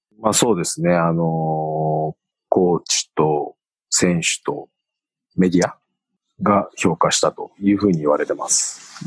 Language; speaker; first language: Japanese; native; Japanese